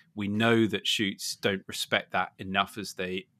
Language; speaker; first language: English; native; English